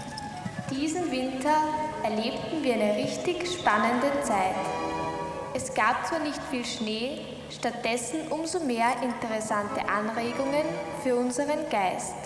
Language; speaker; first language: German; native; German